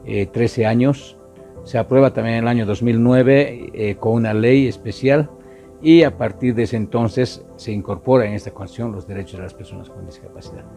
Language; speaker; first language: Spanish; native; Spanish